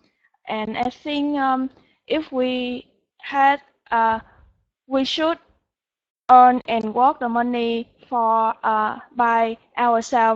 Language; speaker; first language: English; non-native, learner; Vietnamese